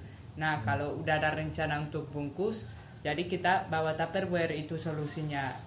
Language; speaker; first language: Indonesian; non-native, fluent; Spanish